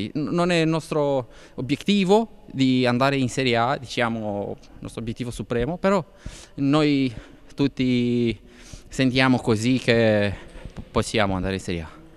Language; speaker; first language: Italian; non-native, fluent; Romanian